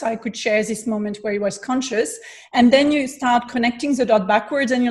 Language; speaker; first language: English; non-native, fluent; French